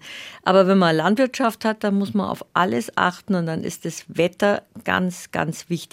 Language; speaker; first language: German; native; German